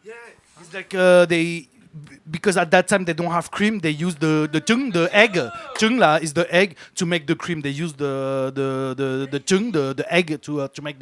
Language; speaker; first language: English; non-native, fluent; Vietnamese